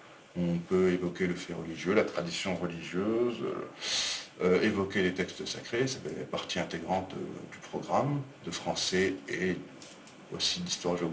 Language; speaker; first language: French; native; French